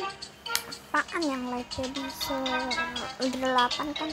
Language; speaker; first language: Indonesian; native; Indonesian